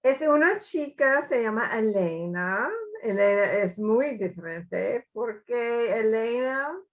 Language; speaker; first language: Spanish; non-native, learner; English